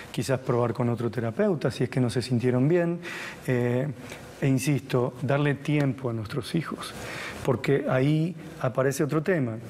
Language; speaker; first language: Spanish; native; Spanish